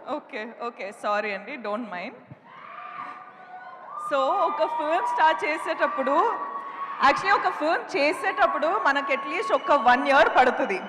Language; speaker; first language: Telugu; non-native, local second language; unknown